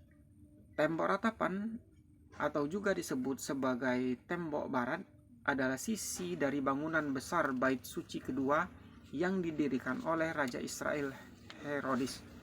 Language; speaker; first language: Indonesian; native; Indonesian